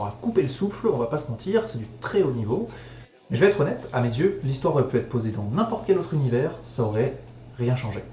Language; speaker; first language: French; native; French